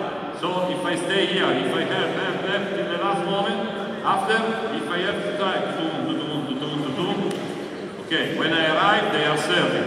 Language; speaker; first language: English; non-native, learner; Italian